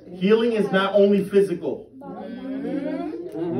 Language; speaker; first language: English; native; English